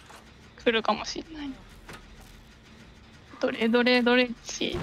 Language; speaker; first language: Japanese; native; Japanese